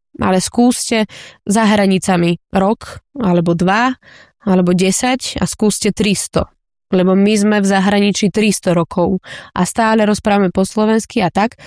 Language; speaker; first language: Slovak; early bilingual, heritage; Slovak